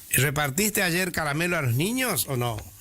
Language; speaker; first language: Spanish; native; Spanish